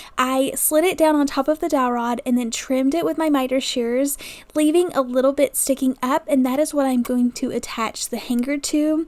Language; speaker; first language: English; native; English